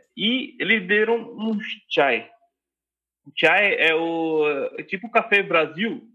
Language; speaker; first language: Portuguese; non-native, fluent; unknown